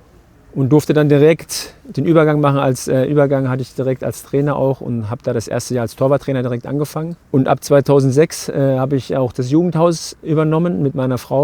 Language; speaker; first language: German; native; German